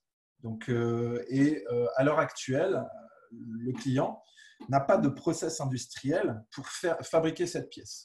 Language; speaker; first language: French; native; French